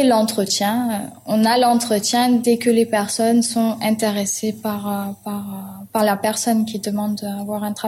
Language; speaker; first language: French; non-native, fluent; German